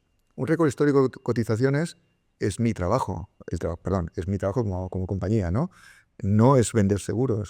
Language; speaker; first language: Spanish; native; Spanish